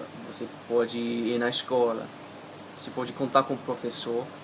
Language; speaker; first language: Portuguese; non-native, fluent; English